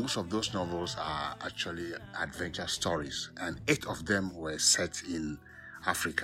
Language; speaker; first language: English; non-native, local second language; Ewe